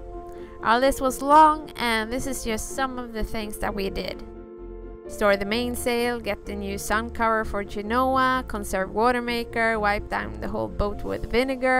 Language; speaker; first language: English; non-native, fluent; Swedish